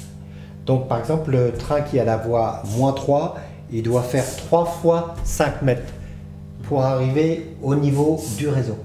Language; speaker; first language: French; native; French